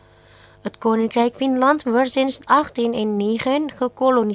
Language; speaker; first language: Dutch; non-native, fluent; Indonesian